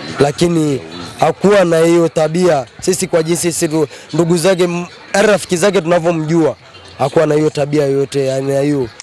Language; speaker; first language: Swahili; native; Swahili